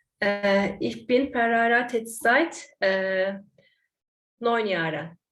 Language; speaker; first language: German; non-native, learner; Turkish